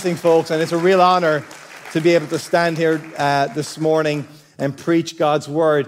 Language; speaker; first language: English; native; English